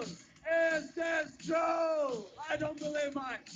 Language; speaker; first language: English; non-native, learner; Russian